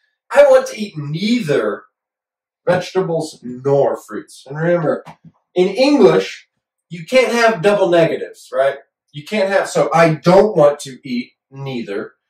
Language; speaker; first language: English; native; English